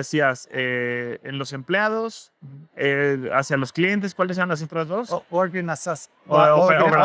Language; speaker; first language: Spanish; native; Spanish